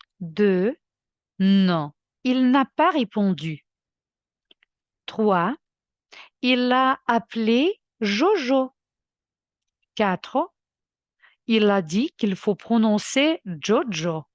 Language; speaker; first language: French; non-native, fluent; Ukrainian